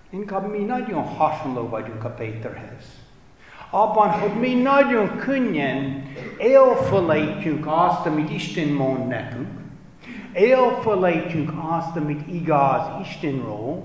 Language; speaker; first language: Hungarian; non-native, fluent; English